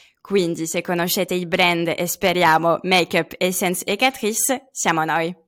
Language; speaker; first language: Italian; non-native, fluent; French